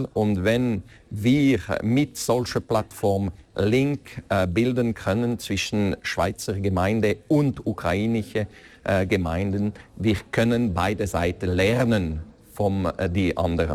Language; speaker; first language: German; non-native, local second language; French